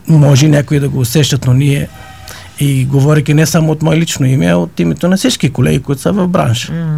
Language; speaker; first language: Bulgarian; non-native, fluent; Arabic